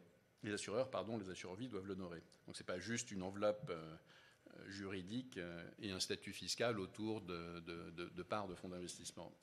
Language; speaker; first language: French; native; French